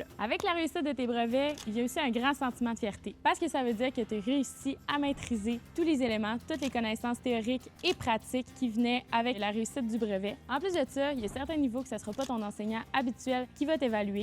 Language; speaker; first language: French; native; French